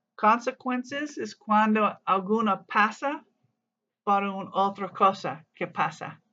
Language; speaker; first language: Spanish; non-native, learner; English